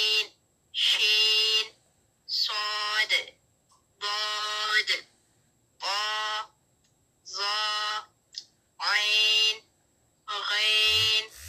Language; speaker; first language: Arabic; non-native, learner; Amharic